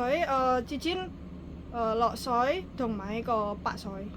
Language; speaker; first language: Cantonese; non-native, learner; Indonesian